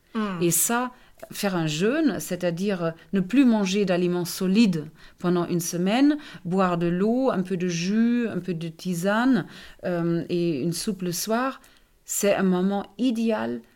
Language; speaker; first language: French; non-native, fluent; German